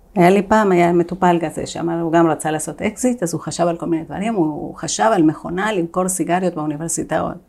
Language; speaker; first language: Hebrew; non-native, fluent; Spanish